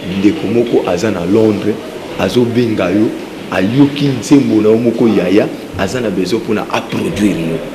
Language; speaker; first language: Lingala; native; Lingala